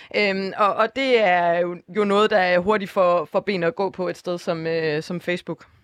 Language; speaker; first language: Danish; native; Danish